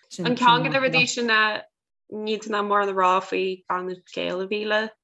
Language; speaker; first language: Irish; non-native, local second language; English